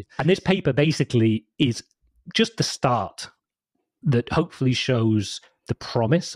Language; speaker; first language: English; native; English